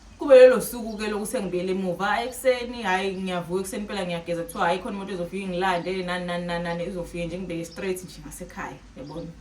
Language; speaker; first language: Zulu; native; Zulu